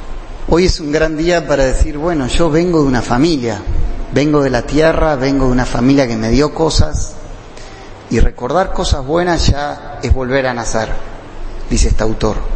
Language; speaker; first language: Spanish; native; Spanish